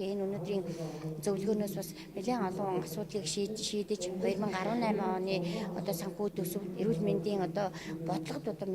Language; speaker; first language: Mongolian; native; Mongolian